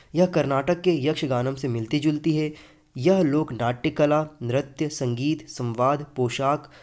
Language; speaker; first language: Hindi; native; Hindi